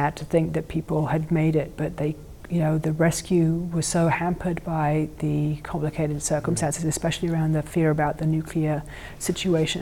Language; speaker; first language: English; native; English